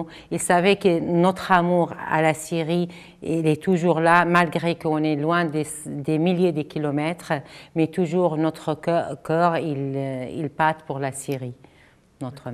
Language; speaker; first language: French; non-native, fluent; Arabic